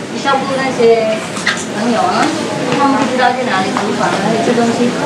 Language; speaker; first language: Chinese; non-native, fluent; Vietnamese